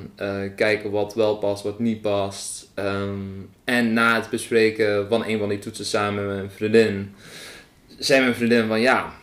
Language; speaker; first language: Dutch; early bilingual, other home language; Afrikaans